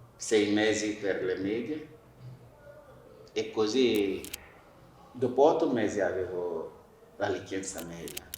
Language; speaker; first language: Italian; non-native, fluent; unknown